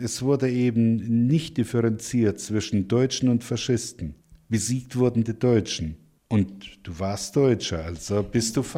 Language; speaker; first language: German; native; German